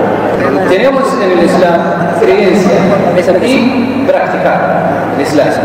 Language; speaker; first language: Spanish; non-native, learner; Arabic